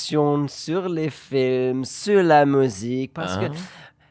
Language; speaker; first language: French; non-native, fluent; German